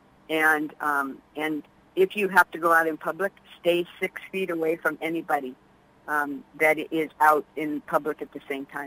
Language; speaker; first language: English; early bilingual, other home language; Spanish